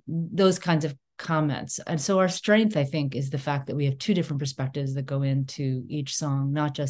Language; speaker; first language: English; native; English